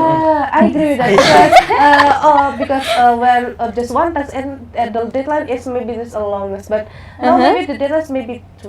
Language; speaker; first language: English; non-native, learner; Indonesian